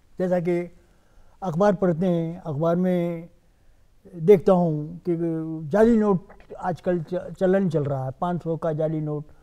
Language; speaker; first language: Hindi; non-native, local second language; Urdu